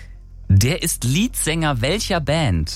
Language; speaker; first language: German; native; German